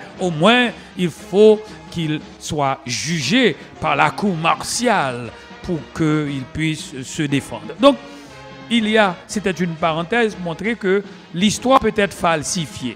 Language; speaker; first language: French; non-native, local second language; Haitian Creole